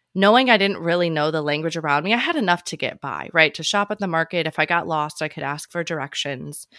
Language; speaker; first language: English; native; English